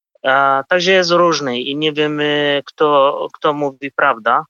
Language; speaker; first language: Polish; non-native, fluent; Kurdish